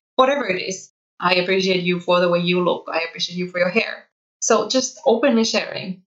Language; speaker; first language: English; non-native, fluent; Finnish